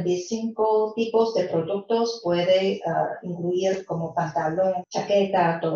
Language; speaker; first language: Spanish; non-native, fluent; Chinese